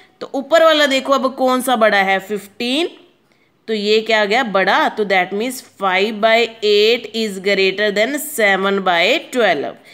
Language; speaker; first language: Hindi; non-native, local second language; Punjabi